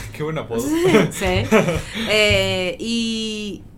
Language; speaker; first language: Spanish; non-native, fluent; French